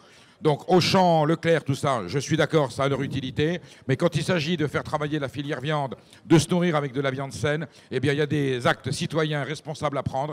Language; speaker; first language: French; native; French